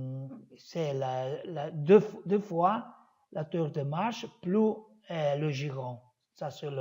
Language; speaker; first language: French; non-native, learner; Italian